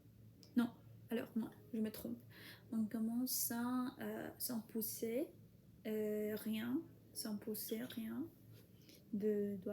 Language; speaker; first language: French; non-native, fluent; Spanish